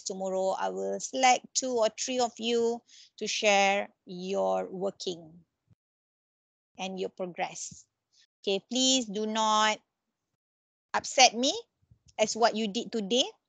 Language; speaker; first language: English; non-native, local second language; Malay